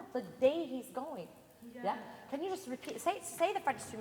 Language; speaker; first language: English; native; English